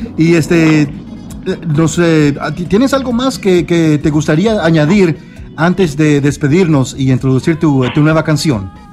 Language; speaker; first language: Spanish; native; Spanish